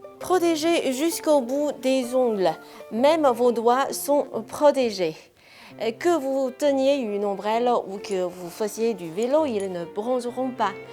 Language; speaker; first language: French; non-native, fluent; Chinese